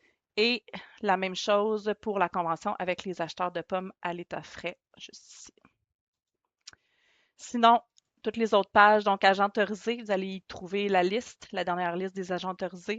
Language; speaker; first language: French; native; French